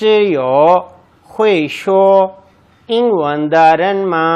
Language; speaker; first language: Chinese; non-native, learner; Urdu